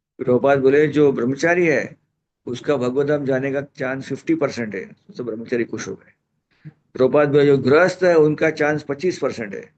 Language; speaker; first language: Hindi; non-native, local second language; Marathi